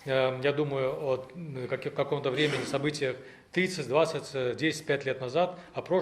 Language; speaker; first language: Russian; native; Russian